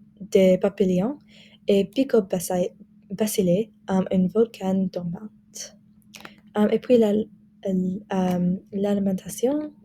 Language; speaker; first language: French; non-native, learner; English